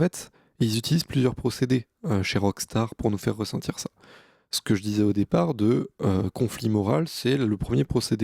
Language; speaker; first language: French; native; French